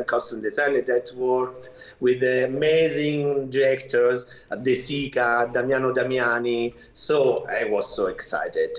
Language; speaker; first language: English; non-native, fluent; Italian